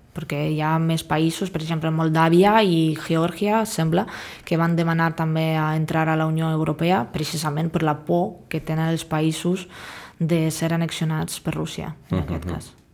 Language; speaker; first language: Catalan; non-native, fluent; Russian